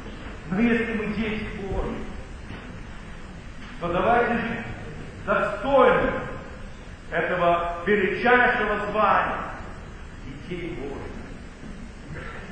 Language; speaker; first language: Russian; native; Russian